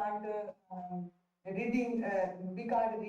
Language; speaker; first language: English; non-native, learner; Hindi